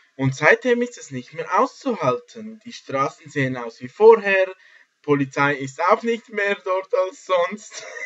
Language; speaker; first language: German; early bilingual, other home language; Arabic